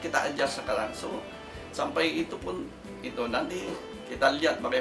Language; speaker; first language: Indonesian; non-native, fluent; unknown